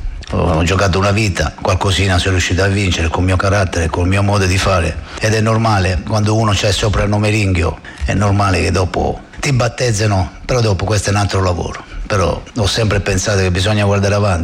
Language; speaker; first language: Italian; native; Italian